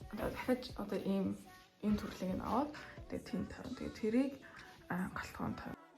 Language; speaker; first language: Mongolian; early bilingual, heritage; Mongolian